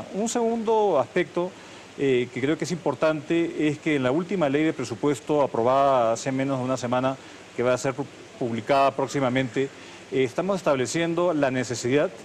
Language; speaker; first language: Spanish; native; Spanish